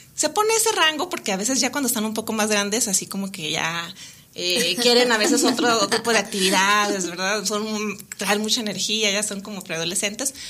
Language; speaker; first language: Spanish; native; Spanish